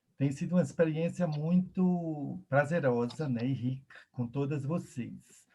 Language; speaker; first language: Portuguese; native; Portuguese